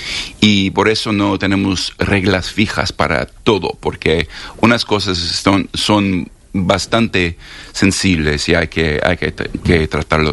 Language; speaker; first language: Spanish; non-native, fluent; English